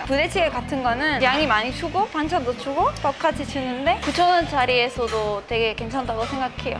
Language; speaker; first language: Korean; non-native, fluent; Spanish